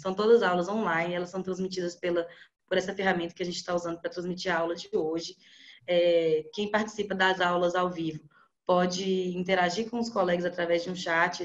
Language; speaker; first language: Portuguese; native; Portuguese